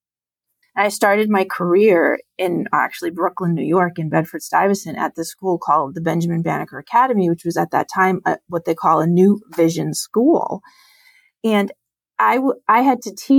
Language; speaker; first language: English; native; English